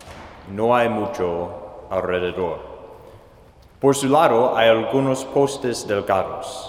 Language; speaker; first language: Spanish; non-native, fluent; English